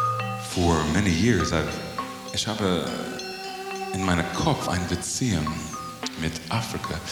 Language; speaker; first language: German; non-native, learner; English